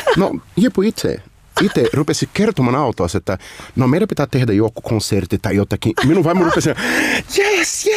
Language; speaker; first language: Finnish; non-native, fluent; Portuguese